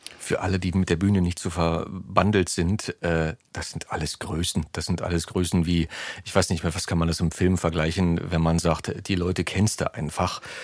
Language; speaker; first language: German; native; German